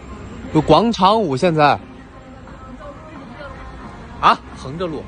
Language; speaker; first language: Chinese; native; Chinese